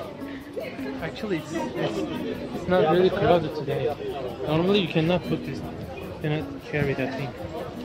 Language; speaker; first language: English; non-native, learner; Turkish